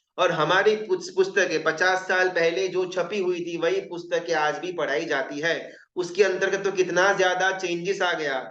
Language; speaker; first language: Hindi; non-native, local second language; Gujarati